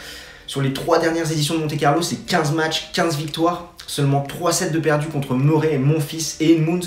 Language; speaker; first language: French; native; French